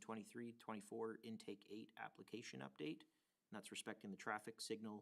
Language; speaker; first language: English; native; English